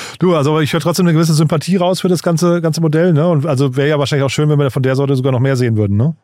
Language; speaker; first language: German; native; German